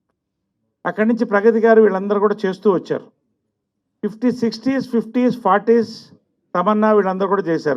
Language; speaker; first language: Telugu; native; Telugu